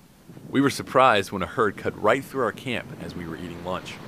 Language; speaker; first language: English; native; English